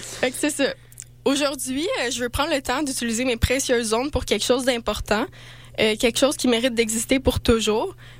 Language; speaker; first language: French; native; French